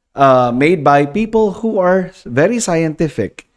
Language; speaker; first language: English; non-native, local second language; Filipino